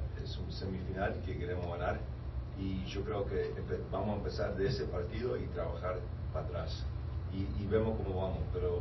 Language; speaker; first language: Spanish; early bilingual, heritage; Spanish